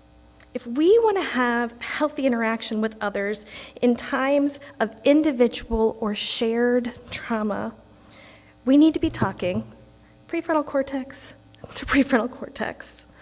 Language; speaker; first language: English; native; English